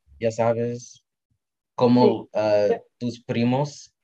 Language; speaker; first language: Spanish; non-native, learner; English